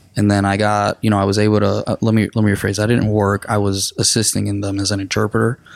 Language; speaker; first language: English; non-native, fluent; Spanish